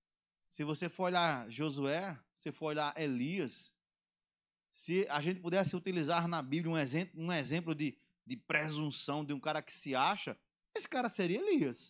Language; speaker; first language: Portuguese; native; Portuguese